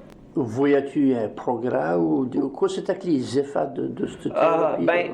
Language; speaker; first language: French; native; French